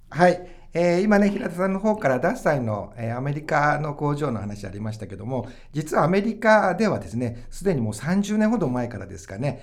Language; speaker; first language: Japanese; native; Japanese